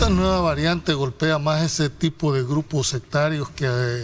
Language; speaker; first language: Spanish; native; Spanish